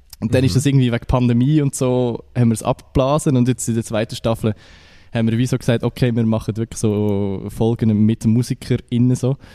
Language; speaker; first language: German; native; German